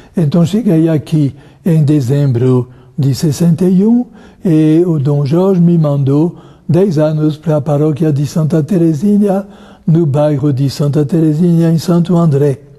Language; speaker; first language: Portuguese; non-native, fluent; French